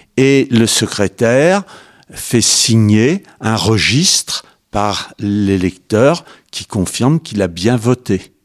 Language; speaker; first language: French; native; French